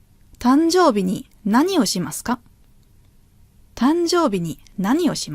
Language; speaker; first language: Japanese; non-native, fluent; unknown